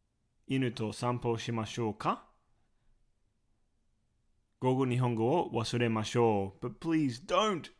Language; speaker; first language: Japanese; non-native, fluent; English